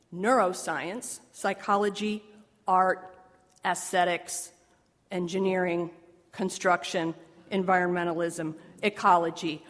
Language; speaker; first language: English; native; English